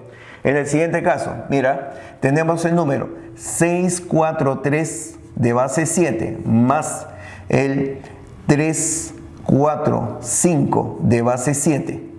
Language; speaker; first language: Spanish; native; Spanish